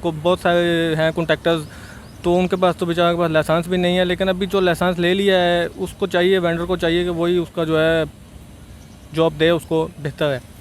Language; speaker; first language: Urdu; non-native, local second language; Saraiki